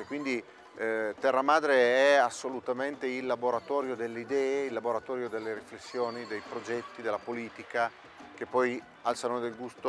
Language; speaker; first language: Italian; native; Italian